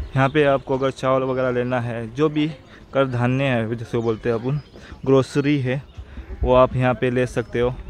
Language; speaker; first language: Hindi; non-native, local second language; Konkani